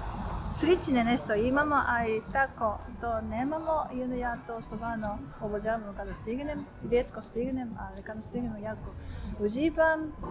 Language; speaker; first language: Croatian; non-native, learner; Japanese